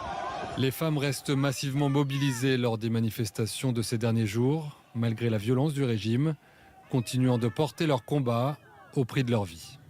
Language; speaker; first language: French; native; French